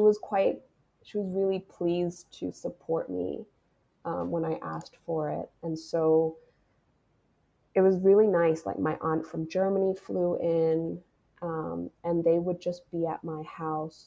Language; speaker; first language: English; non-native, local second language; Cantonese